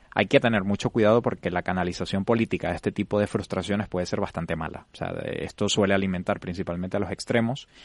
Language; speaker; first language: Spanish; native; Spanish